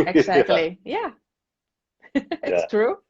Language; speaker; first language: English; non-native, fluent; Dutch